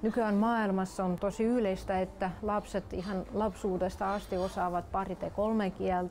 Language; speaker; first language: Finnish; non-native, local second language; Russian